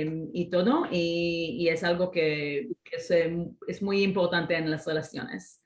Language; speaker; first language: Spanish; non-native, fluent; Hebrew